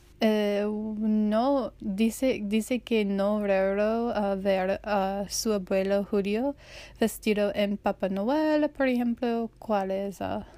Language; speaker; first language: Spanish; non-native, learner; English